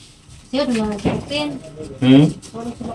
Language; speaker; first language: Filipino; non-native, local second language; Cebuano